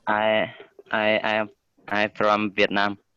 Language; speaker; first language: English; non-native, learner; Vietnamese